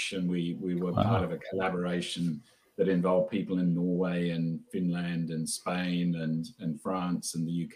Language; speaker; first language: English; native; English